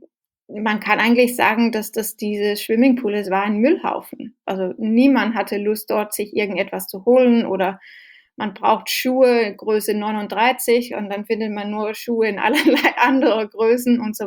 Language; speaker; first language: German; non-native, fluent; Danish